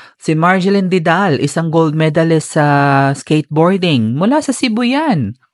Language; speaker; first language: Filipino; non-native, local second language; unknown